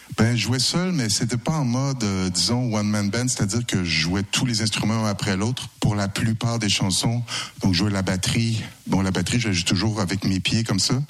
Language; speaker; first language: French; native; French